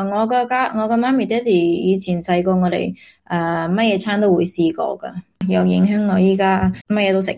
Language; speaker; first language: Cantonese; early bilingual, heritage; Cantonese